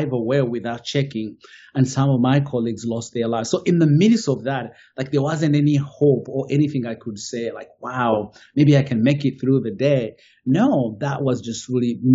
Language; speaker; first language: English; non-native, local second language; Kinyarwanda